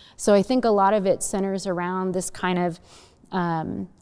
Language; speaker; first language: English; native; English